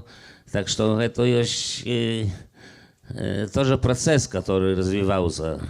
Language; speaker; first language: Polish; non-native, local second language; Belarusian